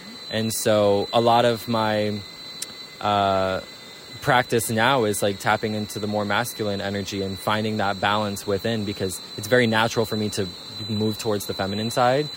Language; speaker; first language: English; native; English